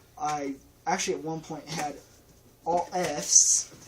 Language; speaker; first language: English; native; English